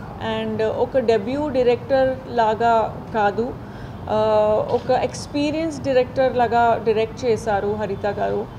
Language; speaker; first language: Telugu; non-native, fluent; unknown